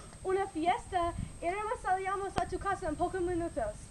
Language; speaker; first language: Spanish; non-native, learner; English